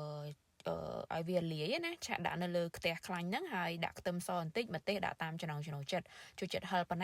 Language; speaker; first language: Khmer; native; Khmer